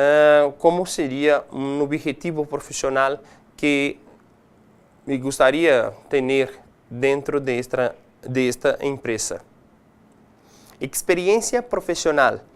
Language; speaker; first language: Spanish; non-native, fluent; Portuguese